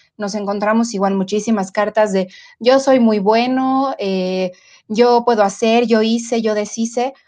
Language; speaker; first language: Spanish; native; Spanish